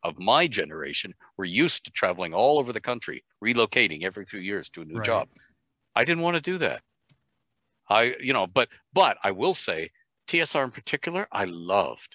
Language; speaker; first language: English; native; English